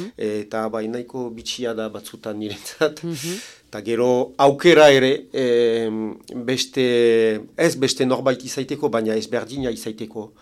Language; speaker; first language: Basque; non-native, local second language; French